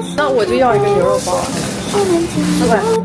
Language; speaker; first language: Chinese; early bilingual, heritage; Chinese